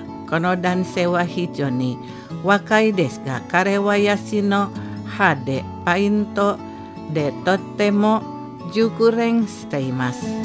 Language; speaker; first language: Japanese; non-native, fluent; Indonesian